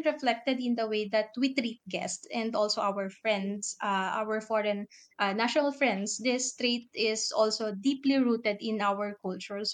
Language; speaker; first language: English; non-native, local second language; Filipino